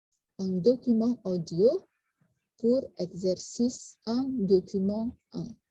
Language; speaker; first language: French; non-native, fluent; Indonesian